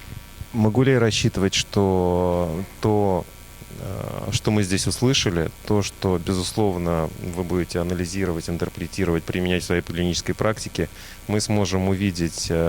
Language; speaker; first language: Russian; native; Russian